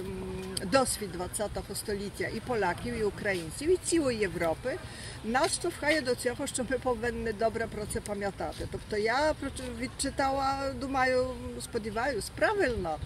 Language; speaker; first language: Ukrainian; early bilingual, heritage; Ukrainian